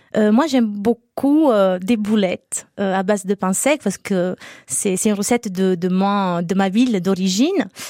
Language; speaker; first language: French; non-native, fluent; Italian